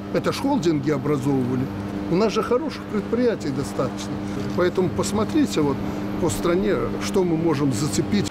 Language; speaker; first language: Russian; non-native, local second language; Belarusian